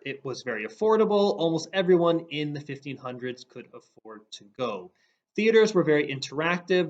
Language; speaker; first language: English; native; English